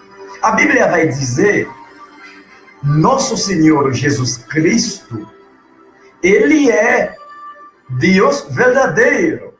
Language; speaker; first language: Portuguese; non-native, learner; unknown